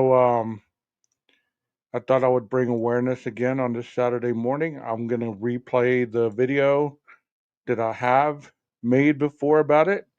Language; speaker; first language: English; native; English